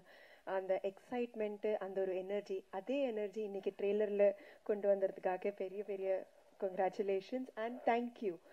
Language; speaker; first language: Tamil; non-native, local second language; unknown